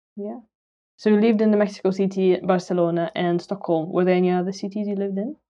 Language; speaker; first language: English; non-native, fluent; Russian